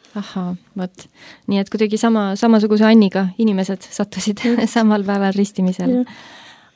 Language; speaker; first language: Estonian; native; Estonian